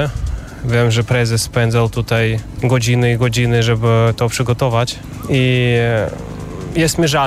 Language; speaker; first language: Polish; non-native, fluent; Russian